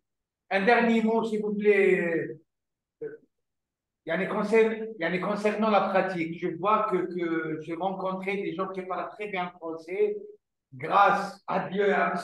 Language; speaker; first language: French; non-native, learner; Arabic